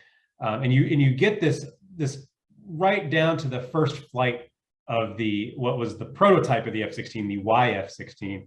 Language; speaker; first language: English; native; English